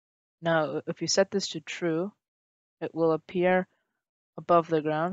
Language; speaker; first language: English; native; English